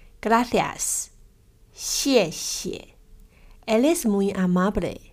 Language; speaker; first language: Spanish; non-native, learner; Chinese